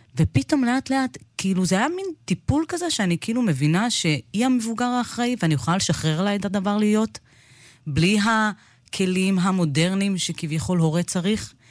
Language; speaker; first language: Hebrew; early bilingual, other home language; Amharic